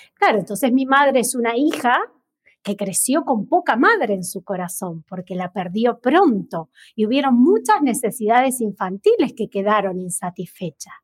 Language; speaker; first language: Spanish; native; Spanish